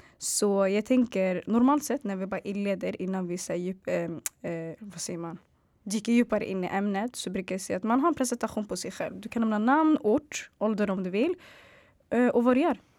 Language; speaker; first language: Swedish; early bilingual, other home language; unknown